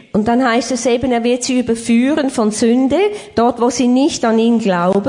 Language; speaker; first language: German; native; German